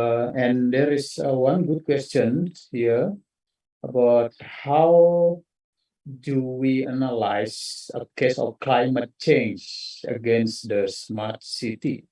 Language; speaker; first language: English; non-native, fluent; Indonesian